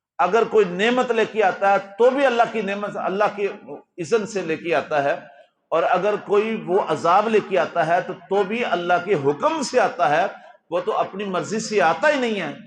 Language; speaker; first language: Urdu; non-native, local second language; Punjabi